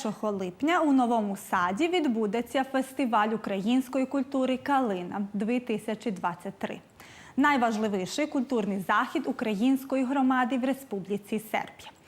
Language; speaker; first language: Ukrainian; early bilingual, heritage; Ukrainian